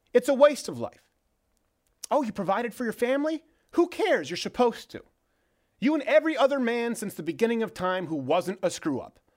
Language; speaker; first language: English; native; English